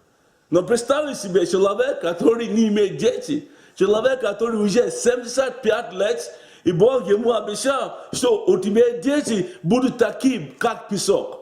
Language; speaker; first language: Russian; non-native, learner; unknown